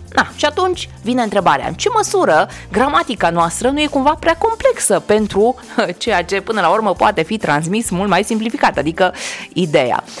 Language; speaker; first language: Romanian; native; Romanian